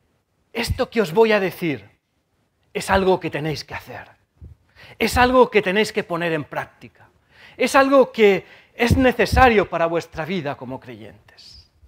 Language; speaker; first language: Spanish; native; Spanish